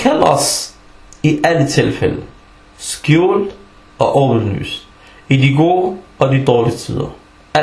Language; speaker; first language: Danish; early bilingual, other home language; Arabic